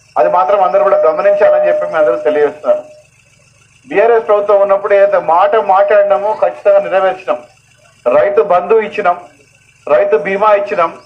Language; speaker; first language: Telugu; native; Telugu